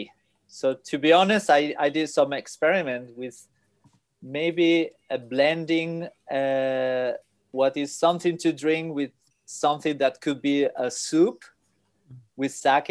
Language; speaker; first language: English; non-native, fluent; Spanish